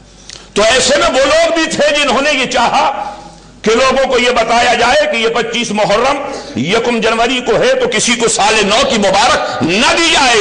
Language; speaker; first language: Urdu; native; Urdu